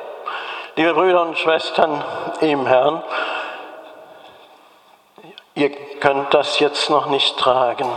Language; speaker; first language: German; native; German